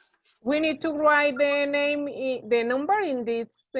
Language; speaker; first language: English; non-native, learner; Spanish